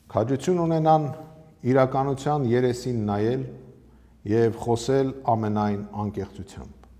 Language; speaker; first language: Armenian; native; Armenian